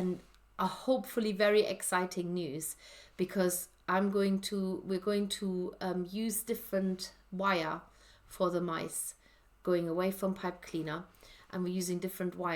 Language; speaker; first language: English; native; English